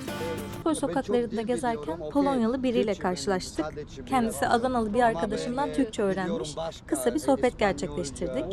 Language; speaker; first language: Turkish; native; Turkish